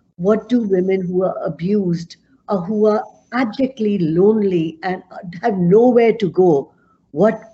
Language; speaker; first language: English; non-native, local second language; Punjabi